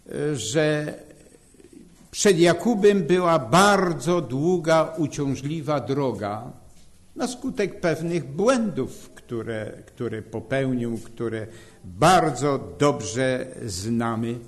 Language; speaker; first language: Polish; native; Polish